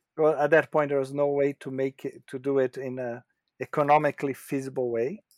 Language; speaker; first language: English; non-native, fluent; Portuguese